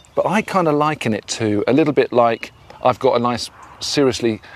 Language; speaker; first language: English; native; English